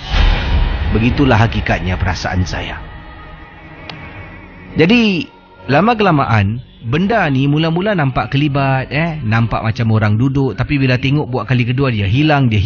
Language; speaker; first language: Malay; native; Malay